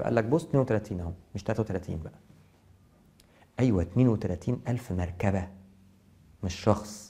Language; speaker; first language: Arabic; native; Arabic